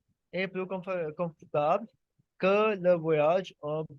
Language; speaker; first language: French; non-native, learner; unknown